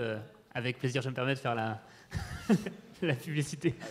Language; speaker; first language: French; native; French